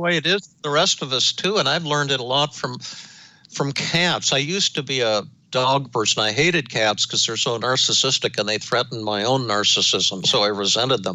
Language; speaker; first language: English; native; English